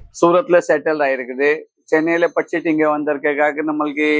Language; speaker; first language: Tamil; non-native, fluent; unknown